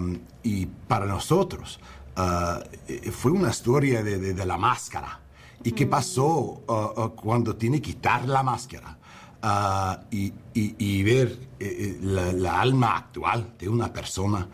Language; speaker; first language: Spanish; non-native, learner; English